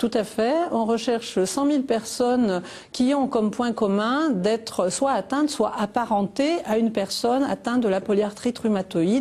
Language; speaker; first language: French; native; French